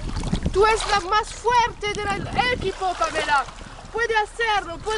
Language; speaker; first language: Spanish; non-native, learner; French